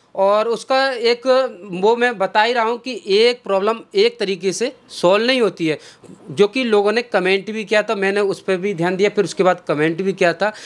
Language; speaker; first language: Hindi; native; Hindi